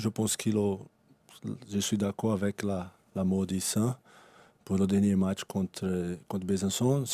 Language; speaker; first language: French; non-native, learner; Portuguese